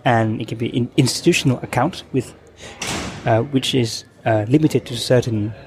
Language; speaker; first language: English; non-native, fluent; Thai